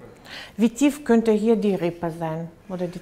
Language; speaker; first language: German; non-native, fluent; Russian